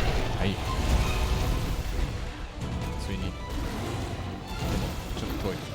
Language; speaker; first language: Japanese; non-native, learner; German